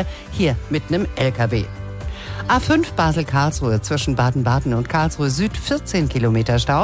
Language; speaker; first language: German; native; German